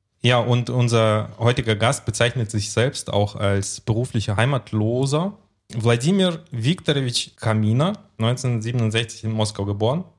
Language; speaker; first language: German; early bilingual, other home language; Russian